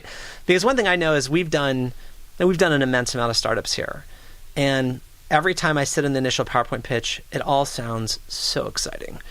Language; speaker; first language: English; native; English